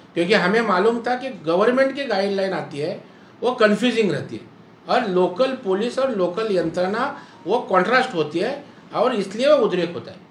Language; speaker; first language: Hindi; non-native, local second language; Marathi